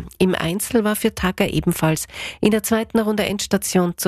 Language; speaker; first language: German; native; German